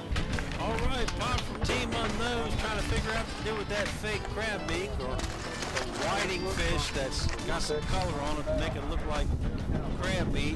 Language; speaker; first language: English; native; English